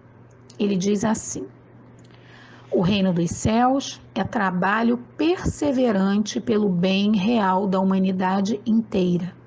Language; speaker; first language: Portuguese; native; Portuguese